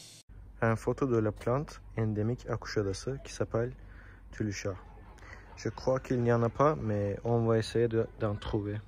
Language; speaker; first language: French; non-native, learner; Turkish